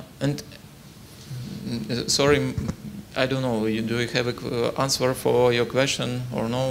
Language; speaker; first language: English; non-native, learner; Ukrainian